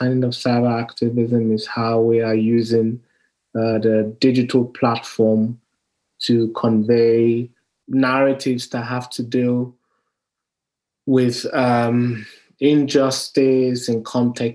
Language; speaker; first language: English; non-native, local second language; Yoruba